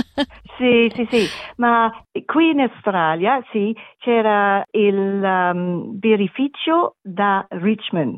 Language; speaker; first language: Italian; non-native, learner; German